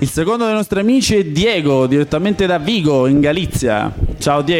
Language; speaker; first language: Italian; native; Italian